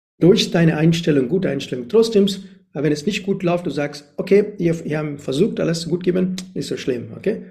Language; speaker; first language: German; non-native, learner; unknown